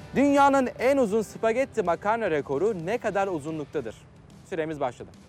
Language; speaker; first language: Turkish; native; Turkish